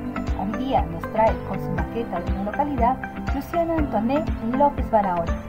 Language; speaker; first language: Spanish; native; Spanish